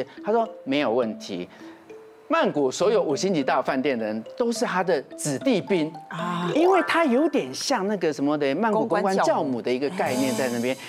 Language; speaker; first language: Chinese; native; Chinese